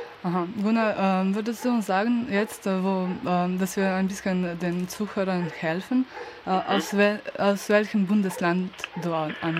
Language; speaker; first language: German; non-native, learner; Slovenian